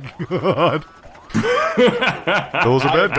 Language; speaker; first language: English; native; English